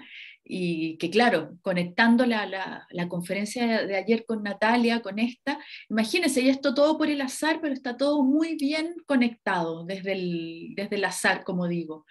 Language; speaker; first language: Spanish; native; Spanish